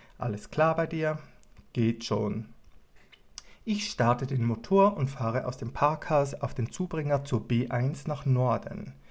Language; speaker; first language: German; native; German